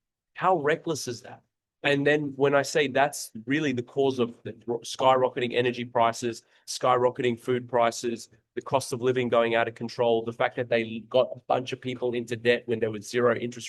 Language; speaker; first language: English; native; English